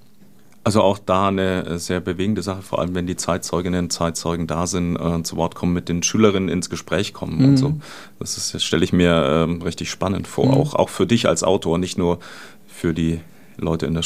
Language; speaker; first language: German; native; German